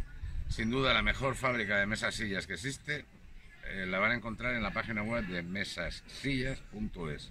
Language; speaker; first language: Spanish; native; Spanish